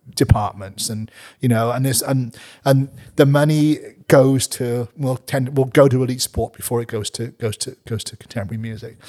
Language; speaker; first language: English; native; English